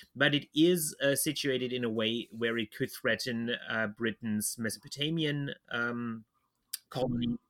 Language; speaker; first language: English; non-native, fluent; German